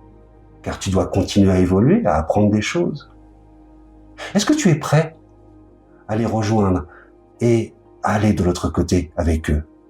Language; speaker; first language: French; native; French